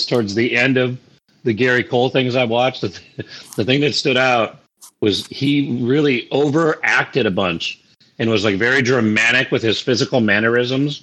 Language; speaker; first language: English; native; English